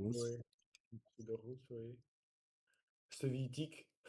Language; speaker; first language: French; non-native, learner; Russian